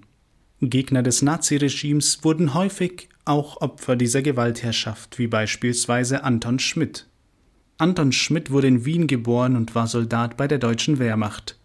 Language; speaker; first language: German; native; German